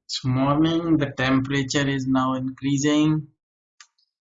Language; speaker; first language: English; native; English